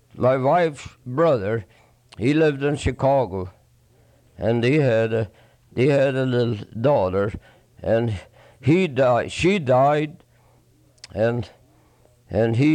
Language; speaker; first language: English; non-native, fluent; Swedish